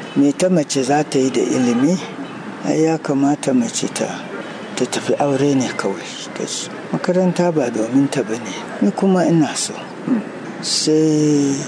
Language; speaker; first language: Hausa; non-native, local second language; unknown